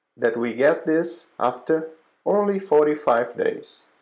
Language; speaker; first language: English; non-native, fluent; Portuguese